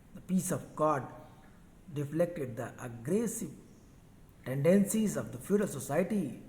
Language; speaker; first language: English; non-native, local second language; Hindi